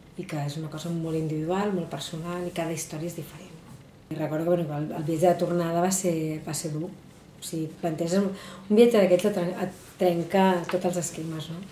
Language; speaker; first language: Catalan; early bilingual, other home language; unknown